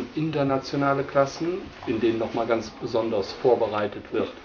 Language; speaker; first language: German; native; German